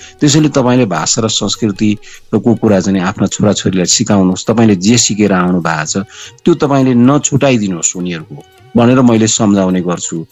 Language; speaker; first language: Nepali; native; Nepali